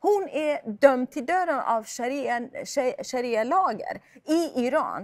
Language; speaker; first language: Swedish; non-native, fluent; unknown